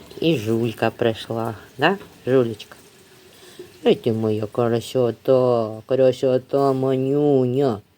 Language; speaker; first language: Ukrainian; native; Ukrainian